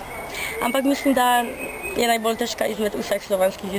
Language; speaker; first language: Slovenian; non-native, learner; Polish